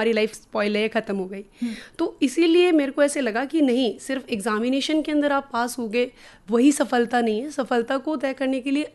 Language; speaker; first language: Hindi; non-native, local second language; Rajasthani